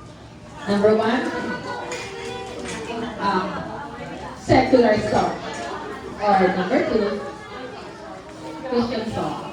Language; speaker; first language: English; non-native, local second language; Filipino